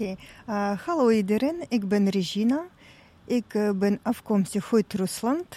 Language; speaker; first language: Dutch; non-native, learner; Russian